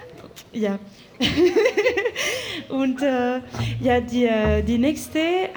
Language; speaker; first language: German; non-native, local second language; French